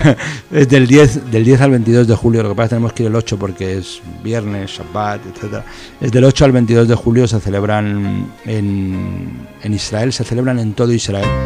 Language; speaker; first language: Spanish; native; Spanish